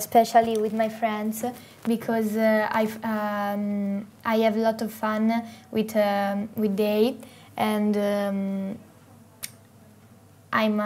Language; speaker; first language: English; non-native, learner; Italian